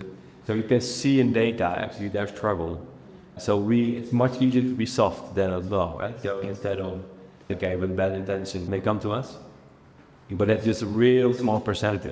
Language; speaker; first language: English; non-native, fluent; Dutch